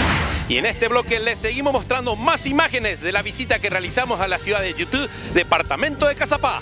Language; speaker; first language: Spanish; native; Spanish